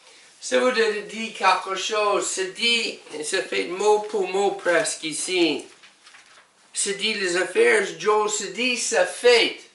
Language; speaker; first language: French; non-native, learner; English